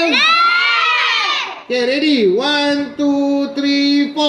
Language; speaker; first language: Malay; native; Malay